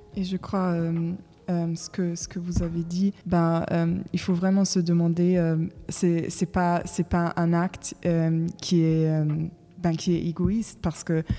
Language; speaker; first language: French; non-native, fluent; German